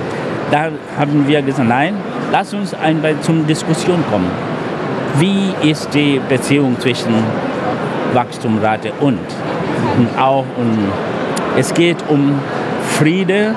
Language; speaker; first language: German; non-native, fluent; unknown